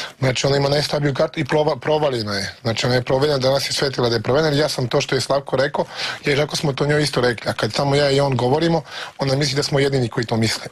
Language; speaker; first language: Bosnian; early bilingual, heritage; Serbian